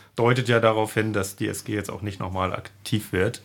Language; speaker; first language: German; native; German